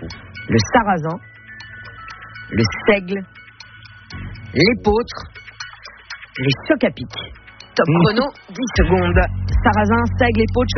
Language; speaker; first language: French; native; French